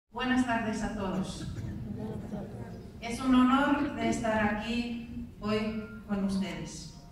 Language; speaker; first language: Spanish; non-native, fluent; Finnish